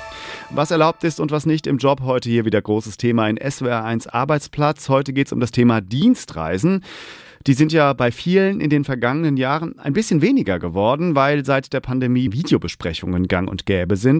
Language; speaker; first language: German; native; German